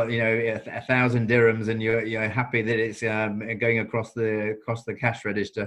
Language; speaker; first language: English; native; English